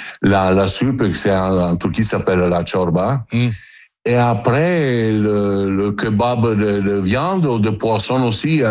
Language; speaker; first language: French; non-native, learner; Italian